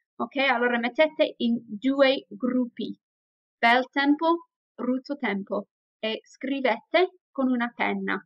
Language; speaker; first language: Italian; non-native, fluent; English